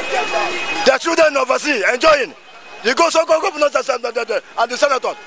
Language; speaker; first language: English; non-native, local second language; Igbo